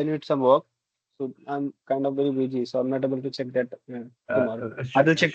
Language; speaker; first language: English; non-native, fluent; Hindi